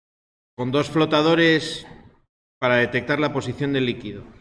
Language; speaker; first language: Spanish; native; Spanish